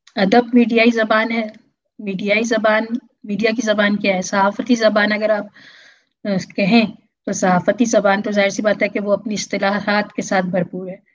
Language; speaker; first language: Urdu; native; Urdu